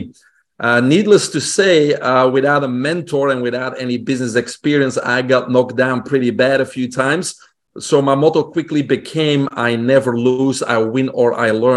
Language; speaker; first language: English; non-native, fluent; Dutch